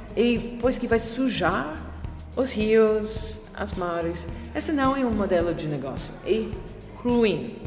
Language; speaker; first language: Portuguese; non-native, fluent; English